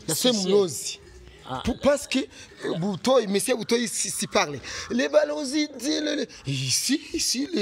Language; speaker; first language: French; non-native, local second language; Rundi